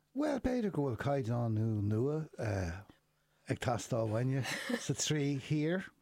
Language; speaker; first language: Irish; native; Irish